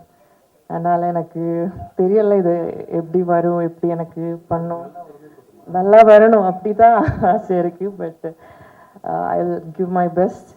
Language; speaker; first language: Tamil; non-native, learner; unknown